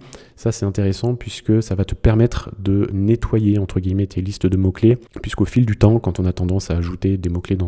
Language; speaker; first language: French; native; French